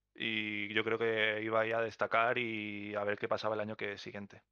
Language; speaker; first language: Spanish; native; Spanish